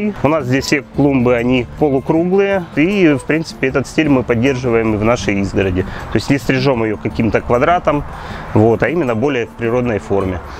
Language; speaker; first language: Russian; native; Russian